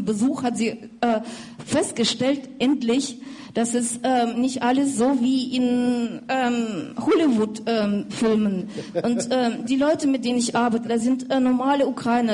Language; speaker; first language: German; non-native, fluent; Russian